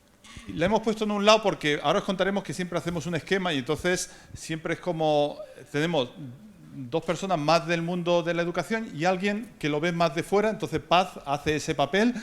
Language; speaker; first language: Spanish; native; Spanish